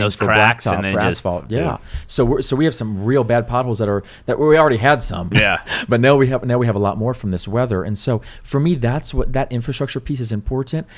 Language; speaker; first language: English; native; English